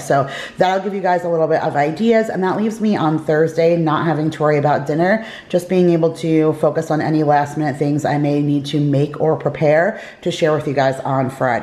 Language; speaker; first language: English; native; English